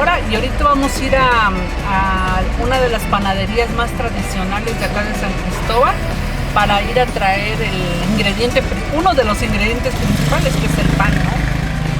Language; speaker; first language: Spanish; native; Spanish